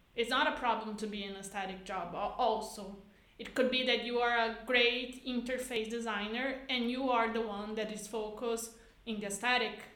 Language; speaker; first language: English; non-native, fluent; Portuguese